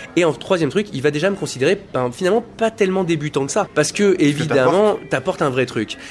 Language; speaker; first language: French; native; French